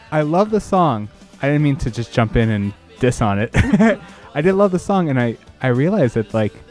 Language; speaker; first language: English; native; English